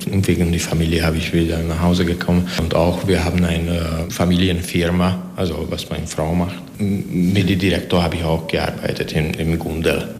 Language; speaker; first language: German; non-native, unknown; Hungarian